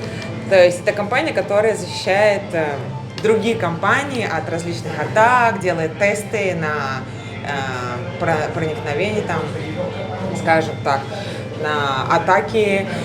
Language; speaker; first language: Russian; native; Russian